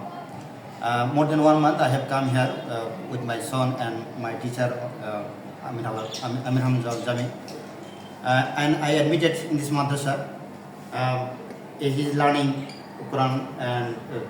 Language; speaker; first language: English; non-native, local second language; Bangla